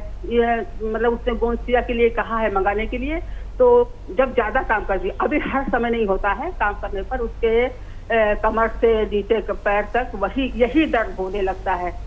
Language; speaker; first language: Hindi; native; Hindi